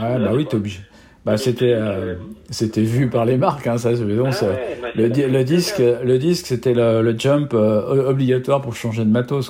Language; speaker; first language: French; native; French